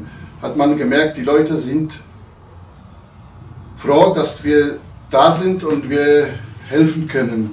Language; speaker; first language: German; non-native, local second language; Polish